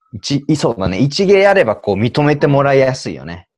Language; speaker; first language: Japanese; native; Japanese